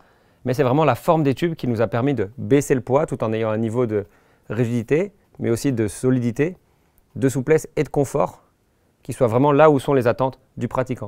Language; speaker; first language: French; native; French